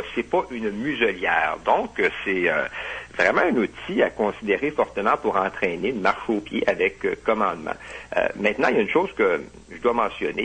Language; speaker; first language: French; native; French